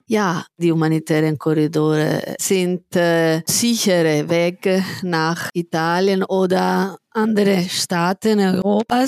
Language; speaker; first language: German; non-native, fluent; Italian